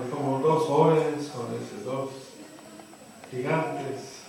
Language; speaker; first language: Spanish; non-native, fluent; English